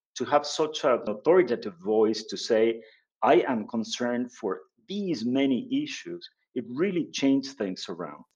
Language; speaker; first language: English; non-native, fluent; Spanish